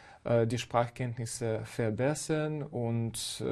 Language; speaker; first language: German; non-native, fluent; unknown